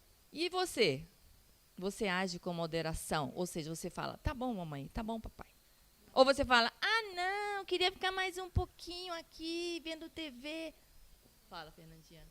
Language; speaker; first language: Portuguese; non-native, learner; Spanish